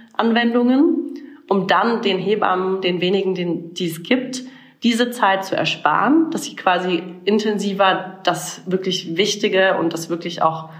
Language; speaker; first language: German; native; German